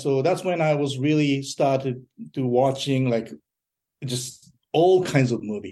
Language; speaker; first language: English; early bilingual, other home language; Japanese